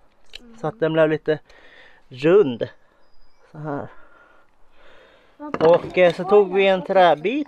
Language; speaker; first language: Swedish; non-native, fluent; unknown